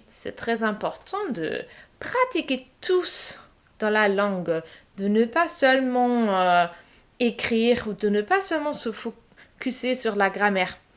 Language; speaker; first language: French; non-native, fluent; German